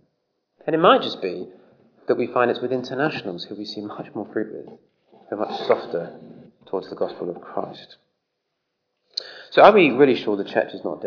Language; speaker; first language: English; native; English